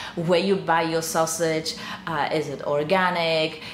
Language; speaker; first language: English; non-native, fluent; Polish